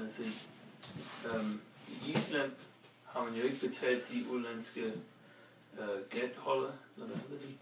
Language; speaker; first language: Danish; non-native, fluent; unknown